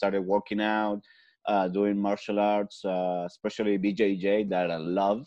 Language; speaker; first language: English; non-native, fluent; Spanish